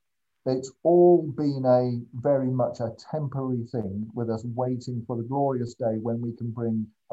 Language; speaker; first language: English; native; English